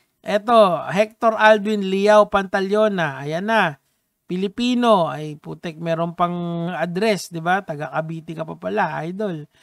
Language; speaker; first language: Filipino; native; Filipino